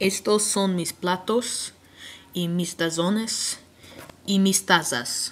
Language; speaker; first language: Spanish; non-native, learner; English